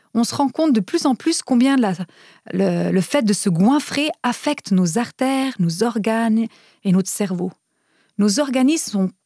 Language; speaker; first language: French; non-native, fluent; Romanian